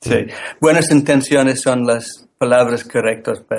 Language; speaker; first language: Spanish; non-native, learner; English